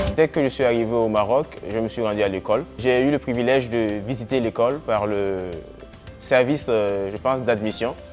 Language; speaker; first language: French; non-native, local second language; Mossi